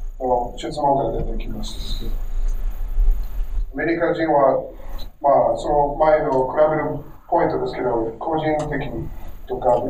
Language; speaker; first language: Japanese; non-native, learner; English